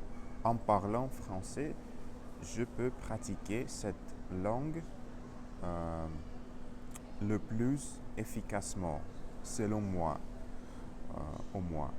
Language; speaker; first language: French; non-native, learner; Russian